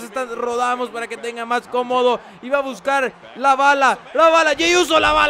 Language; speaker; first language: Spanish; native; Spanish